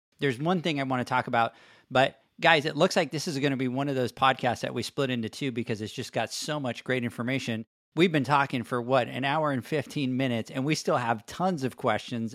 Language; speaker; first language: English; non-native, local second language; Spanish